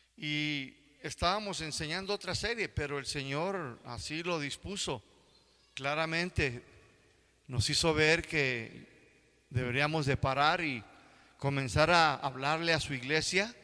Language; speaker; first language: Spanish; early bilingual, heritage; Spanish